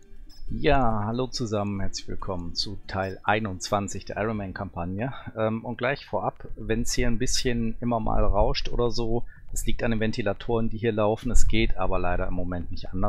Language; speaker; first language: German; native; German